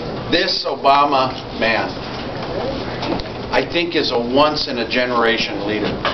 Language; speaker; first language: English; early bilingual, other home language; Spanish